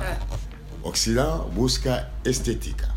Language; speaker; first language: Spanish; non-native, learner; Lingala